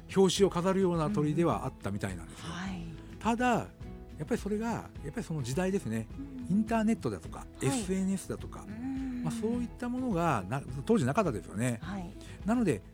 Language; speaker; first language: Japanese; native; Japanese